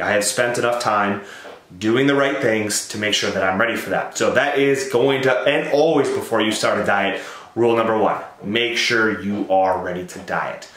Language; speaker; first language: English; native; English